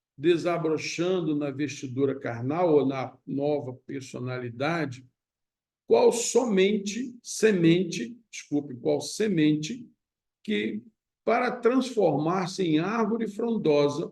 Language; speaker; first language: Portuguese; native; Portuguese